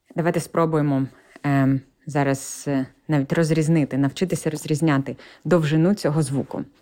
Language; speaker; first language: Ukrainian; native; Ukrainian